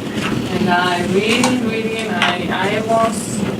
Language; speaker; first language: English; non-native, learner; Spanish